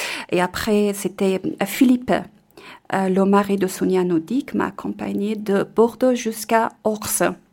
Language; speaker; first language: French; non-native, fluent; Persian